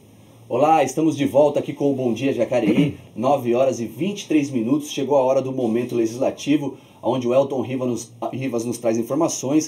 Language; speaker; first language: Portuguese; native; Portuguese